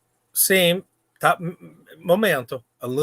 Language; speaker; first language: Portuguese; non-native, learner; English